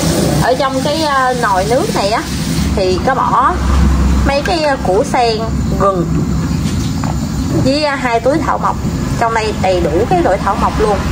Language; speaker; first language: Vietnamese; native; Vietnamese